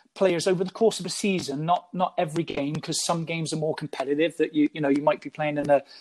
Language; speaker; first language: English; native; English